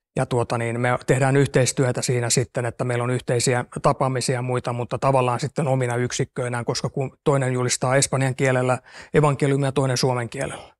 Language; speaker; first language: Finnish; native; Finnish